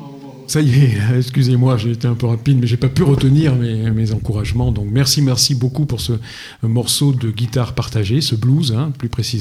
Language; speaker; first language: French; native; French